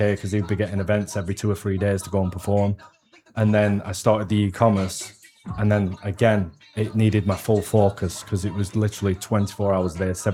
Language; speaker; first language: English; native; English